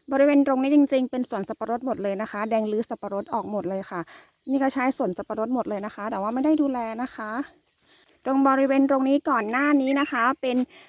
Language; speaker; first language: Thai; non-native, local second language; S'gaw Karen